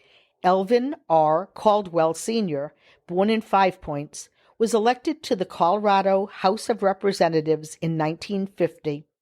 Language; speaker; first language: English; native; English